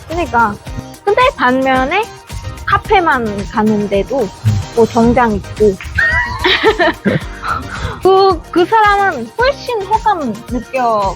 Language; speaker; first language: Korean; non-native, fluent; Vietnamese